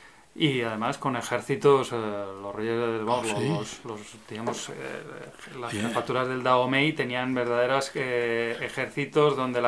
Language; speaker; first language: Spanish; native; Spanish